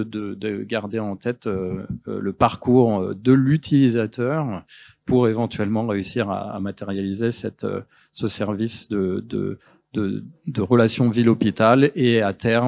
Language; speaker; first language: French; native; French